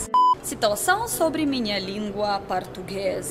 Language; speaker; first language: Portuguese; non-native, learner; Russian